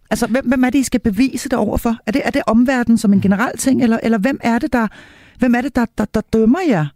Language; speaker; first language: Danish; native; Danish